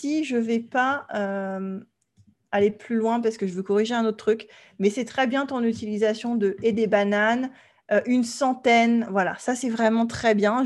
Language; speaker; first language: French; native; French